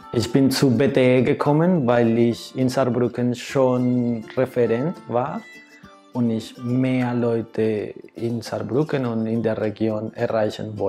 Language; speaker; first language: German; non-native, fluent; Spanish